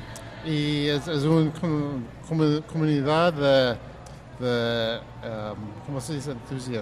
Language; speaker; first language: Spanish; early bilingual, heritage; English